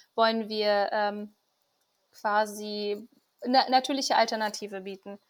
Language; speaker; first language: German; early bilingual, other home language; Persian